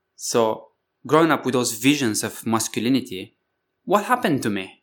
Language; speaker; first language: English; non-native, fluent; Bulgarian